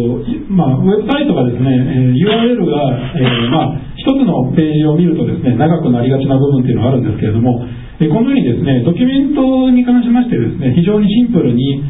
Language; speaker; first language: Japanese; native; Japanese